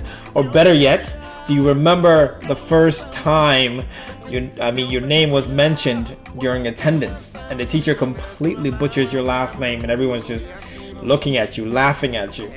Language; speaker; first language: English; non-native, local second language; Akan